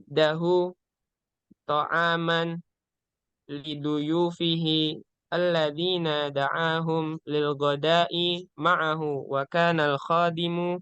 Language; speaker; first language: Arabic; non-native, learner; Indonesian